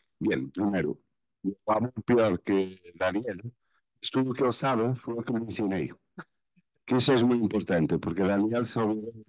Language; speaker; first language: Spanish; non-native, fluent; Portuguese